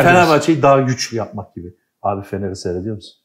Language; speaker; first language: Turkish; native; Turkish